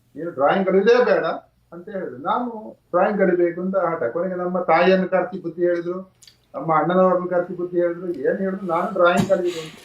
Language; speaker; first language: Kannada; native; Kannada